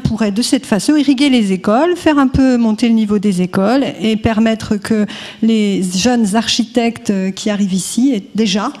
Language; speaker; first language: French; native; French